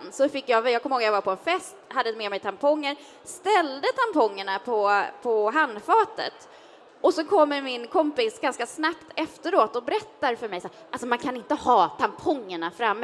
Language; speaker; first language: Swedish; native; Swedish